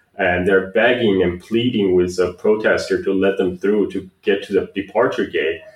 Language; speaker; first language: English; non-native, fluent; Chinese